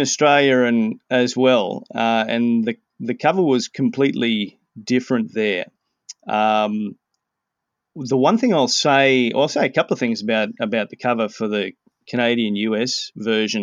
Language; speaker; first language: English; native; English